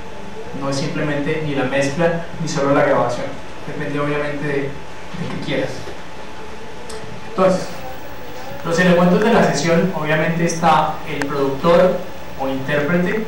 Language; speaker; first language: Spanish; native; Spanish